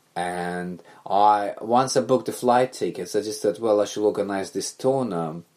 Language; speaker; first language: English; non-native, fluent; Belarusian